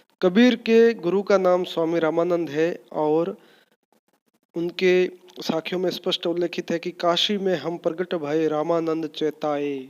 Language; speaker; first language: Hindi; native; Hindi